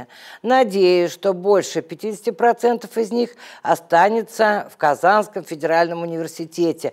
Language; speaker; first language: Russian; native; Russian